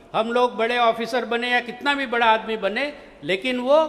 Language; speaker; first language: Hindi; non-native, local second language; Marathi